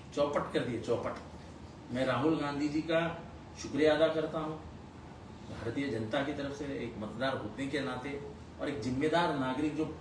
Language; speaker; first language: Hindi; non-native, local second language; Marathi